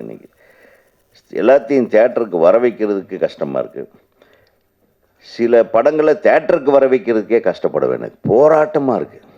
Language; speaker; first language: Tamil; native; Tamil